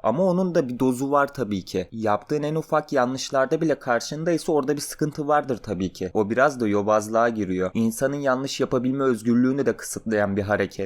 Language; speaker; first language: Turkish; native; Turkish